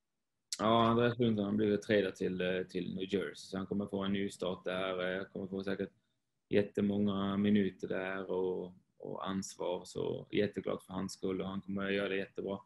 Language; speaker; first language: Swedish; non-native, fluent; Swiss German